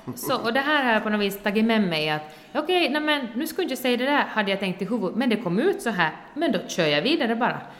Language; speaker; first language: Swedish; native; Swedish